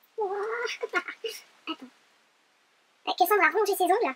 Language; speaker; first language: French; native; French